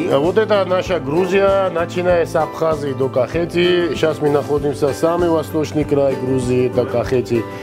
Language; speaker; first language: Russian; non-native, fluent; Georgian